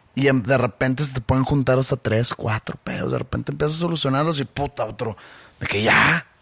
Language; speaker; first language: Spanish; native; Spanish